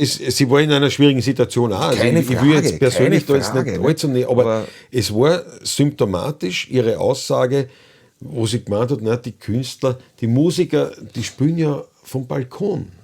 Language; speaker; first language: German; native; German